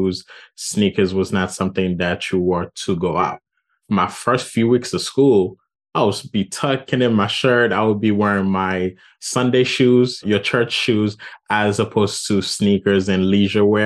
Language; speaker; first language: English; non-native, fluent; Haitian Creole